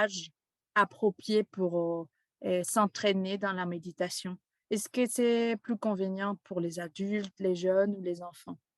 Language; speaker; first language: French; non-native, fluent; Spanish